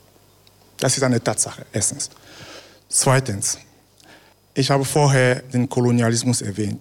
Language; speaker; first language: German; non-native, fluent; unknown